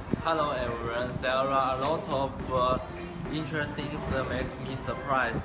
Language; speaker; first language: English; non-native, learner; Chinese